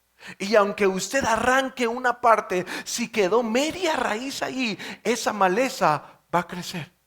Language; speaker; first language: Spanish; native; Spanish